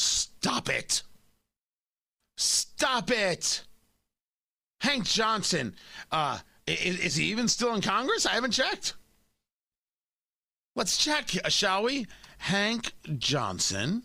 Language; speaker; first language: English; native; English